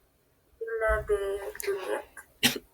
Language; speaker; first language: French; non-native, learner; Spanish